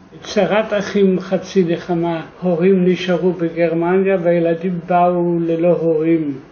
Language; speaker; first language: Hebrew; early bilingual, other home language; German